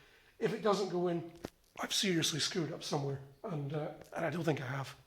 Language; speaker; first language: English; native; English